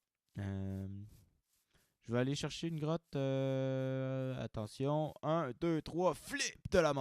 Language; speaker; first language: French; native; French